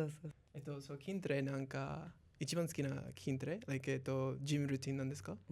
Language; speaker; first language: Japanese; non-native, learner; English